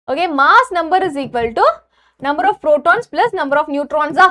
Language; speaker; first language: English; non-native, local second language; Tamil